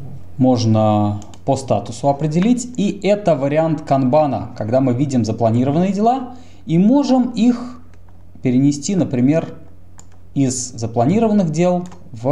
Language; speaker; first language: Russian; native; Russian